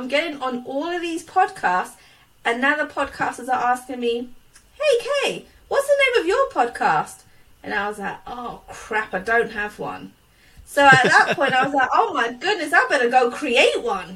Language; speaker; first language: English; native; English